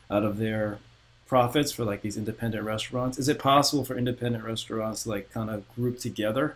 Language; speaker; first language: English; native; English